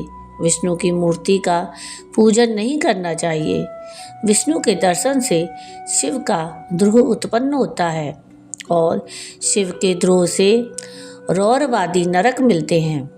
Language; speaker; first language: Hindi; native; Hindi